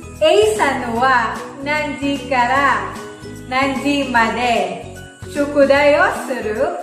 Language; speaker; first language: Japanese; non-native, fluent; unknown